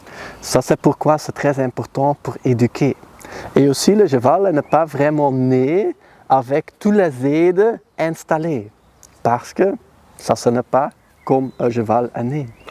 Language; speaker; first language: French; non-native, learner; Dutch